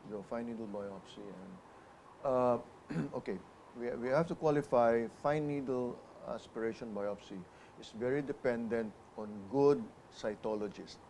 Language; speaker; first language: English; non-native, local second language; Filipino